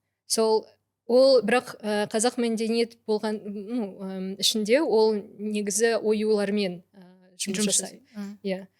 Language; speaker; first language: Kazakh; non-native, local second language; Russian